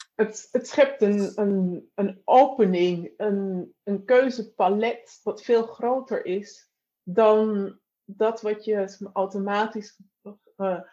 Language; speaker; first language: Dutch; native; Dutch